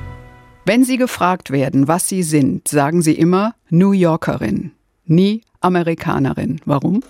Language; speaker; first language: German; native; German